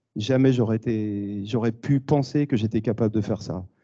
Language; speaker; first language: French; native; French